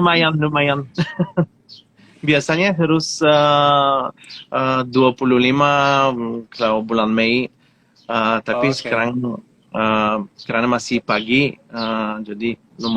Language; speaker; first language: Indonesian; non-native, fluent; Bulgarian